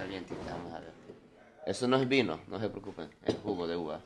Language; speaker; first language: Spanish; non-native, fluent; Japanese